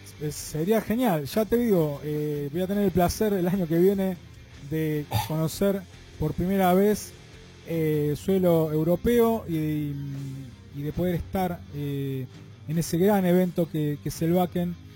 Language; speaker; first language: Spanish; native; Spanish